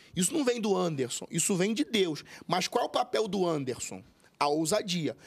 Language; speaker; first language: Portuguese; native; Portuguese